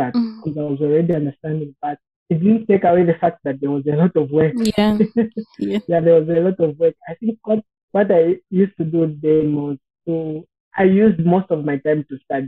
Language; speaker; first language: English; non-native, local second language; Bemba